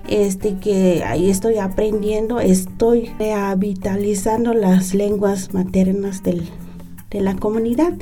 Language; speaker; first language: Spanish; non-native, local second language; Tzeltal